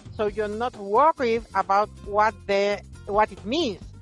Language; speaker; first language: English; non-native, fluent; Spanish